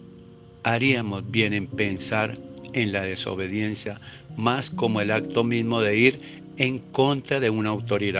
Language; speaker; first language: Spanish; native; Spanish